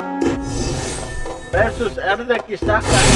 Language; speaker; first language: Indonesian; native; Indonesian